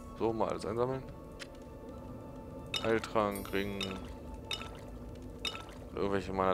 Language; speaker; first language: German; native; German